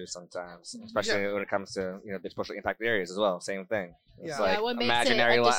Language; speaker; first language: English; native; English